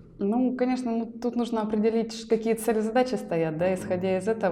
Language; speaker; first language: Russian; native; Russian